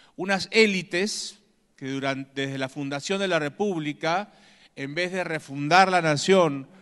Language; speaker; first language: Spanish; native; Spanish